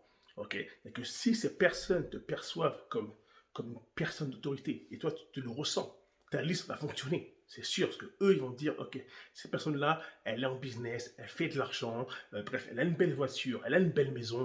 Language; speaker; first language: French; native; French